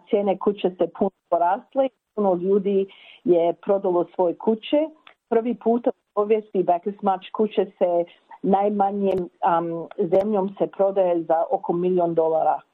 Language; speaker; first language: Croatian; early bilingual, heritage; Croatian